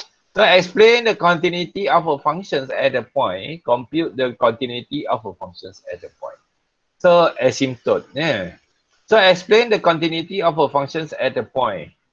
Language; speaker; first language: English; non-native, local second language; Malay